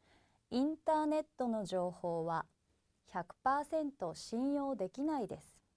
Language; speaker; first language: Japanese; native; Japanese